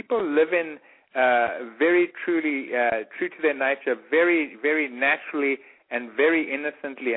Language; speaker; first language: English; native; English